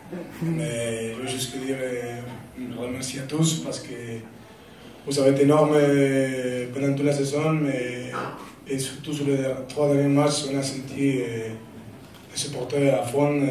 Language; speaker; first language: French; non-native, learner; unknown